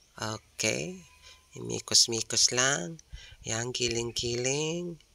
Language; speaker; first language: Filipino; non-native, local second language; Bikol